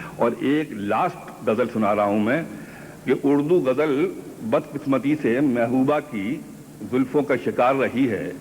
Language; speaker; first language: Urdu; native; Urdu